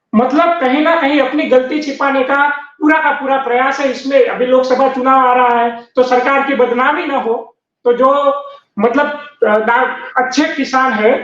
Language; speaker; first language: Hindi; non-native, local second language; Gujarati